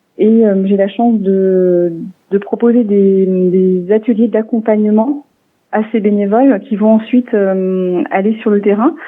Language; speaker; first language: French; non-native, local second language; Swiss German